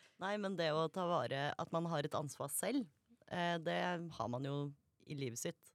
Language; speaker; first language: Norwegian; native; Norwegian